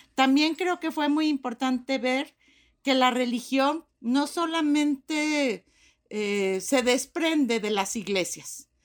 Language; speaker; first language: Spanish; native; Spanish